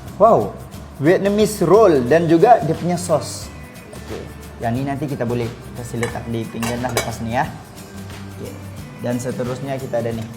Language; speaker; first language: Malay; native; Malay